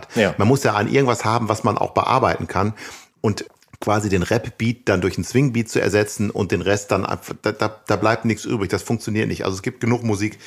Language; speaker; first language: German; native; German